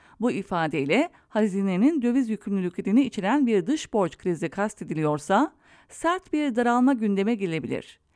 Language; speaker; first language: Turkish; native; Turkish